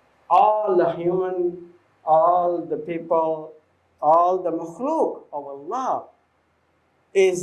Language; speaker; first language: English; non-native, fluent; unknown